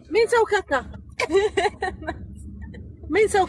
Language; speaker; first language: Arabic; non-native, learner; Pashto